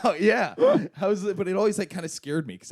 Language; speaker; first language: English; native; English